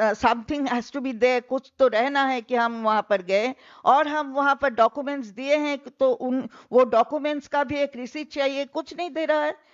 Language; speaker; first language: Hindi; non-native, local second language; Bangla